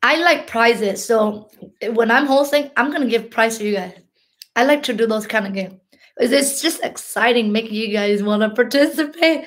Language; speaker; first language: English; early bilingual, other home language; Hmong